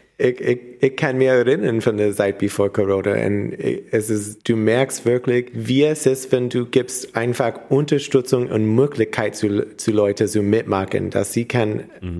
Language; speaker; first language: German; non-native, learner; English